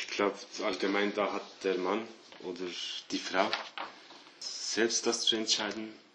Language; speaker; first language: German; early bilingual, other home language; Turkish